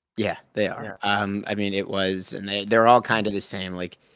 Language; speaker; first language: English; native; English